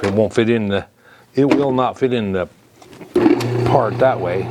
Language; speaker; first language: English; native; English